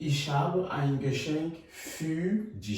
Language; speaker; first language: German; non-native, fluent; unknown